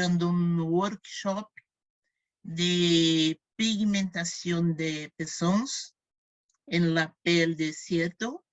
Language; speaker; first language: Spanish; non-native, fluent; Portuguese